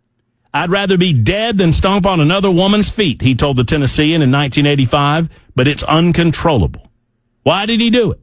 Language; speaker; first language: English; native; English